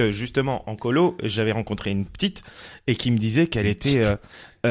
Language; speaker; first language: French; native; French